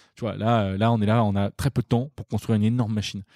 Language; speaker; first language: French; native; French